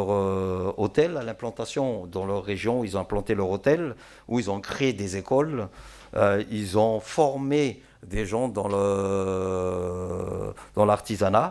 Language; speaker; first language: French; non-native, local second language; Malagasy